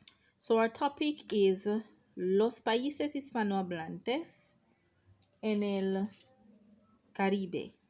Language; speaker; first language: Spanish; non-native, fluent; English